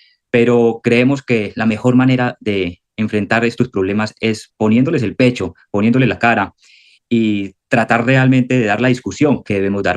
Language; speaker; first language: Spanish; native; Spanish